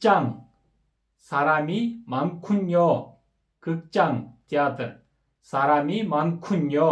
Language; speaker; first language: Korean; non-native, fluent; Kyrgyz